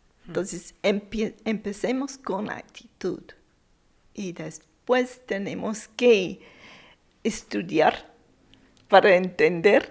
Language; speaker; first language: Spanish; non-native, fluent; English